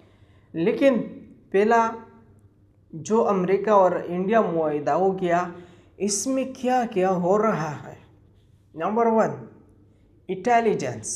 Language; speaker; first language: Hindi; non-native, local second language; Pashto